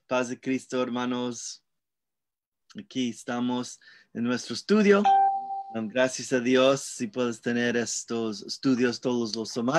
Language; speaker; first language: Spanish; non-native, learner; English